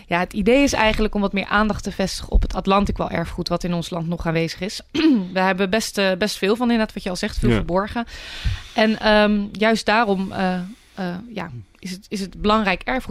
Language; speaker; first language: Dutch; native; Dutch